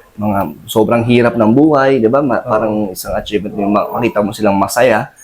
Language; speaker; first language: Filipino; native; Filipino